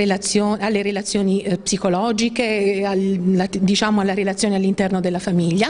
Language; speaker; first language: Italian; native; Italian